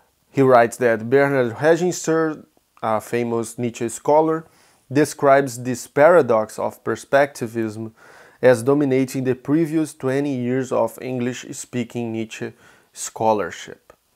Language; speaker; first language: English; non-native, fluent; Portuguese